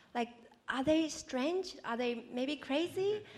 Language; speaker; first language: English; non-native, fluent; Japanese